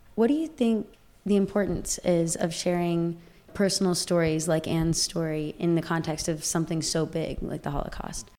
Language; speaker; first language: English; native; English